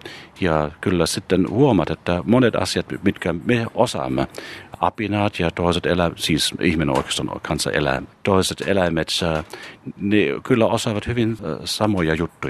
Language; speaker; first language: Finnish; non-native, fluent; German